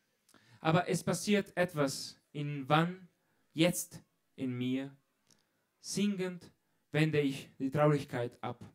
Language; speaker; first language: German; non-native, fluent; Italian